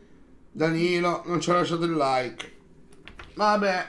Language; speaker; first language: Italian; native; Italian